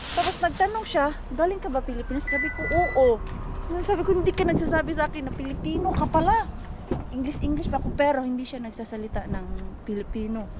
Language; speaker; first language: Filipino; non-native, local second language; Cebuano